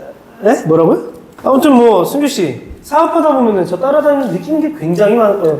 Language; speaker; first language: Korean; native; Korean